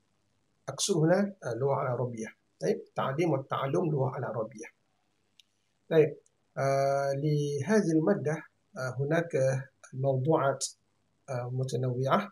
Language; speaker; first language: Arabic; non-native, fluent; Malay